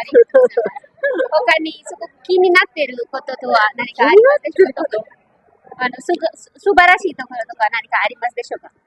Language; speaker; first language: Japanese; non-native, fluent; Marathi